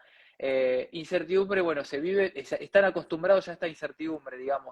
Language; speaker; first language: Spanish; native; Spanish